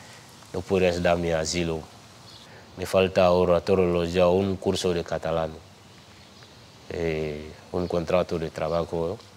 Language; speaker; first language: Spanish; non-native, learner; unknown